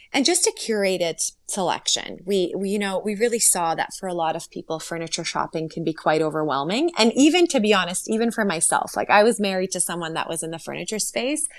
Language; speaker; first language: English; early bilingual, other home language; Slovak